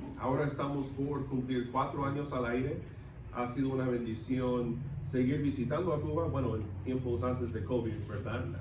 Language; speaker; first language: Spanish; non-native, local second language; English